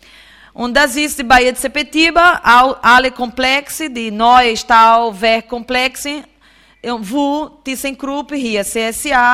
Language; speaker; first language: German; non-native, fluent; Portuguese